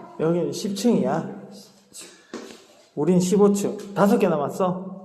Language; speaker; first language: Korean; native; Korean